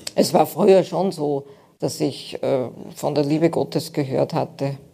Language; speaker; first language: German; native; German